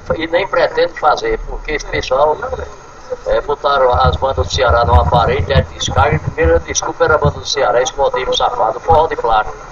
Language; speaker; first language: Portuguese; native; Portuguese